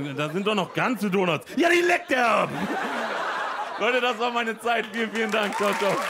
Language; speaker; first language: German; native; German